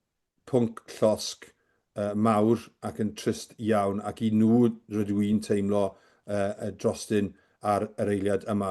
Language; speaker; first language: Welsh; native; Welsh